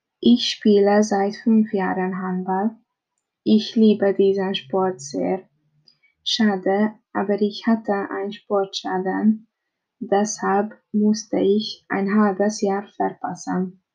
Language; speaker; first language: German; non-native, learner; Hungarian